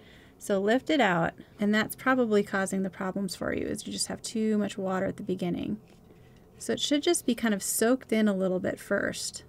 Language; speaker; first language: English; native; English